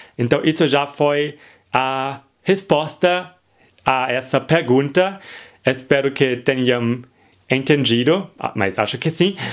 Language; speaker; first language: Portuguese; non-native, fluent; German